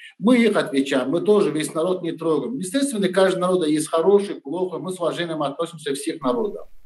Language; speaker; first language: Russian; non-native, learner; Turkish